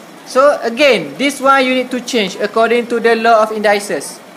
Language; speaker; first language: English; non-native, local second language; Malay